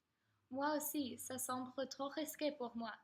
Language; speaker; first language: French; non-native, learner; English